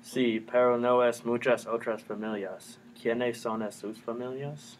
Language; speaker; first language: Spanish; non-native, learner; English